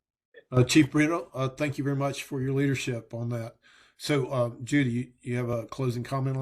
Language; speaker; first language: English; native; English